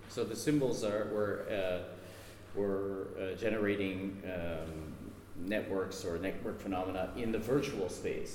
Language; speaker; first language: English; native; English